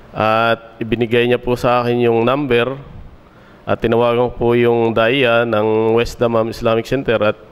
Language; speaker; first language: Filipino; native; Filipino